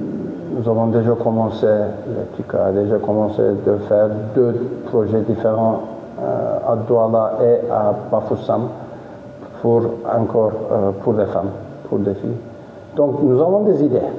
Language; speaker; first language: French; non-native, fluent; Turkish